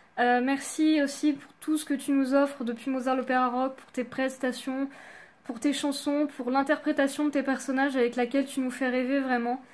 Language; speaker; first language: French; native; French